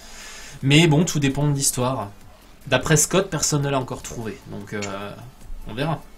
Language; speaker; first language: French; native; French